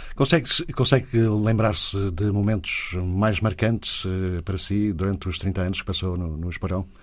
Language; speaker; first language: Portuguese; native; Portuguese